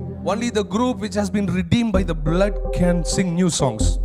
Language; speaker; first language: English; non-native, local second language; Tamil